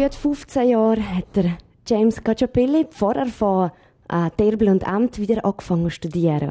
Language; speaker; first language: German; native; German